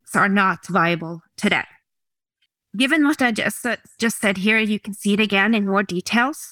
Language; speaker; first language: English; non-native, fluent; Norwegian